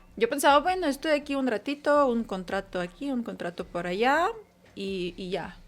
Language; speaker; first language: Spanish; non-native, fluent; Ukrainian